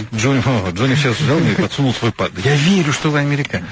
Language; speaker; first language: Russian; native; Russian